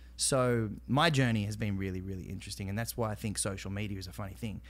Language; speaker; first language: English; native; English